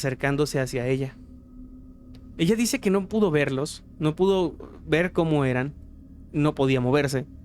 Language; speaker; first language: Spanish; native; Spanish